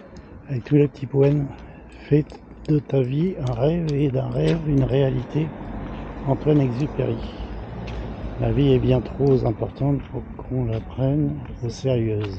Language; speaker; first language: French; native; French